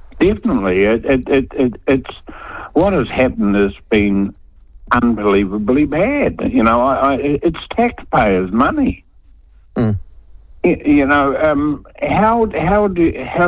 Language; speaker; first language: English; native; English